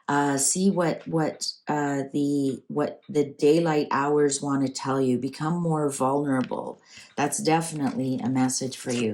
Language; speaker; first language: English; native; English